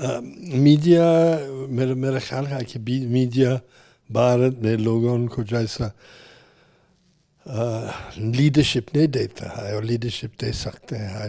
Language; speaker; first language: Hindi; non-native, fluent; English